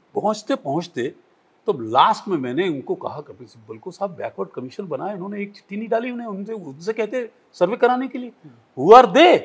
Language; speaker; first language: Hindi; native; Hindi